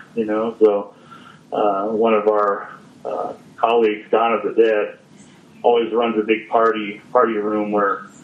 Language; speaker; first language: English; native; English